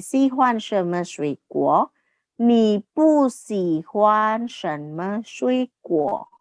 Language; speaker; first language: Chinese; non-native, fluent; Indonesian